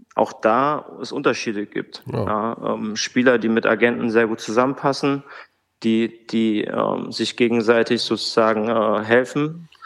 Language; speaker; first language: German; native; German